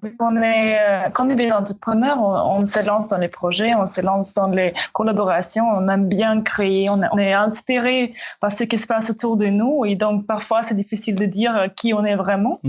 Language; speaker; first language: French; non-native, fluent; Russian